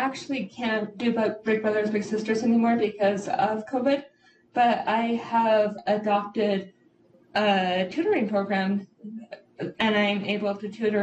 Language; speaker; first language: English; native; English